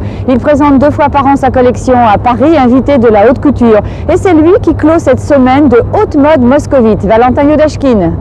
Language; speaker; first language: French; native; French